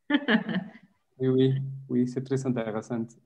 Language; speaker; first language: French; non-native, fluent; Spanish